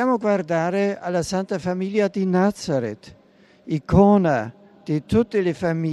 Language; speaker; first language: Italian; non-native, fluent; German